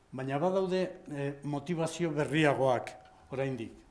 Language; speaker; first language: Basque; non-native, local second language; Spanish